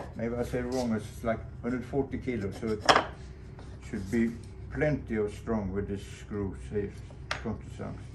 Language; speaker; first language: English; non-native, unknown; Swedish